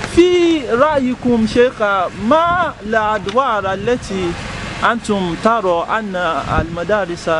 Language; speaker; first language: Arabic; non-native, fluent; Yoruba